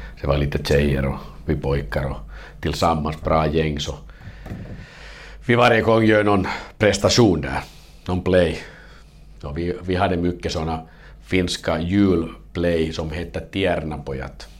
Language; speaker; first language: Swedish; non-native, local second language; Finnish